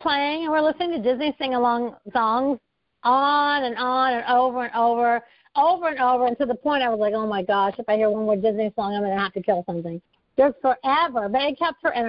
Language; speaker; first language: English; native; English